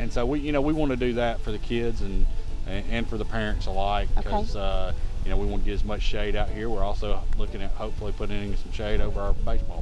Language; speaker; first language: English; native; English